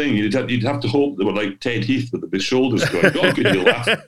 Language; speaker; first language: English; native; English